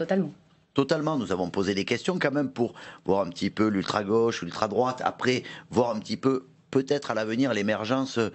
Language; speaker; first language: French; native; French